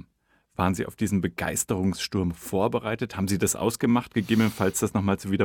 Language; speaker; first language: German; native; German